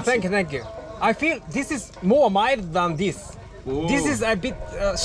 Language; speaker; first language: English; non-native, learner; Japanese